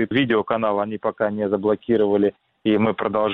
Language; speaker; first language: Russian; native; Russian